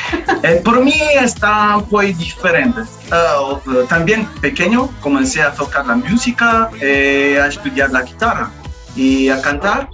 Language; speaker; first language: Spanish; non-native, learner; Italian